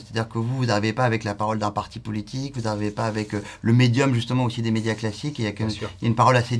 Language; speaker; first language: French; native; French